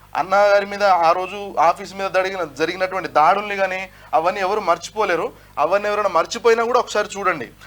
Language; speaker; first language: Telugu; non-native, local second language; Lambadi